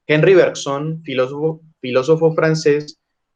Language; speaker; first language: Spanish; native; Spanish